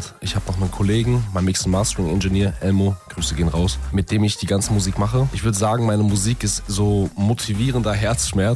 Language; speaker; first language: German; early bilingual, other home language; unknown